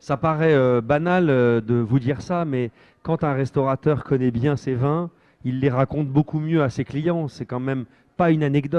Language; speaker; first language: French; native; French